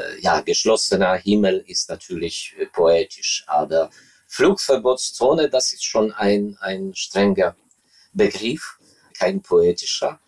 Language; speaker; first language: German; non-native, fluent; Ukrainian